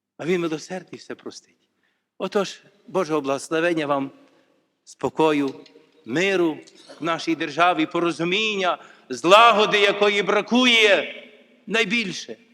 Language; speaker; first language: Ukrainian; native; Ukrainian